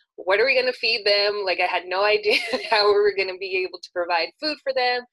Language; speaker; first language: English; native; English